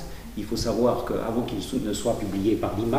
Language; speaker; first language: French; native; French